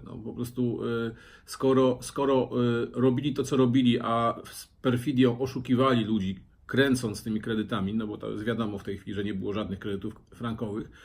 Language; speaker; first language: Polish; native; Polish